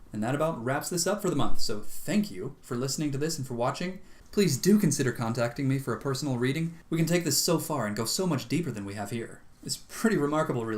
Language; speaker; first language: English; native; English